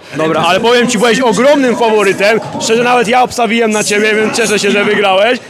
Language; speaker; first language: Polish; native; Polish